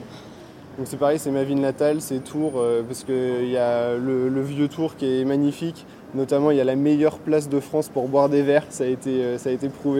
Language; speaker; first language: French; native; French